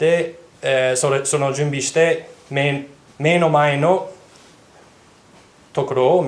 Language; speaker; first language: Japanese; non-native, learner; English